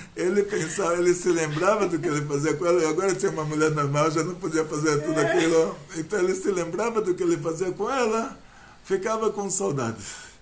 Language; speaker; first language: Portuguese; non-native, fluent; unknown